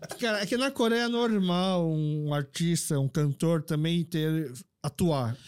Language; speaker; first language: Portuguese; early bilingual, other home language; Korean